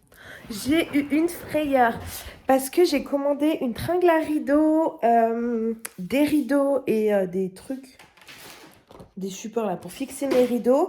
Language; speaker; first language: French; native; French